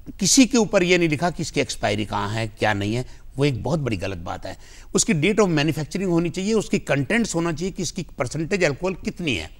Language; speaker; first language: Hindi; native; Hindi